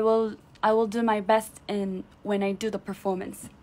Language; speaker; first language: English; non-native, learner; Chinese